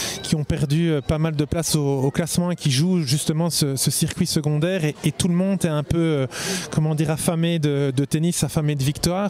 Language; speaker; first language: French; native; French